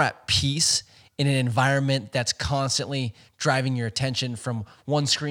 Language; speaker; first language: English; native; English